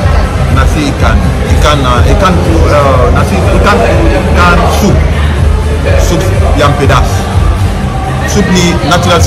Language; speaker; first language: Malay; non-native, learner; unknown